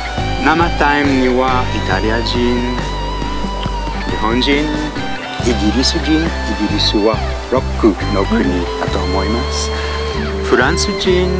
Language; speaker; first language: Japanese; non-native, learner; French